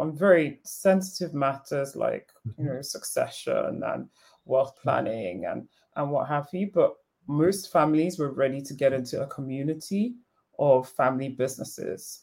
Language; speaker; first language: English; non-native, local second language; Yoruba